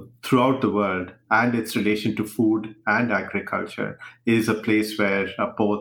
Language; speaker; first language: English; non-native, local second language; Hindi